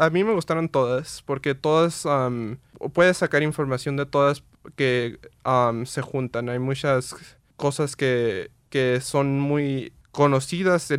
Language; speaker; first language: Spanish; early bilingual, heritage; Spanish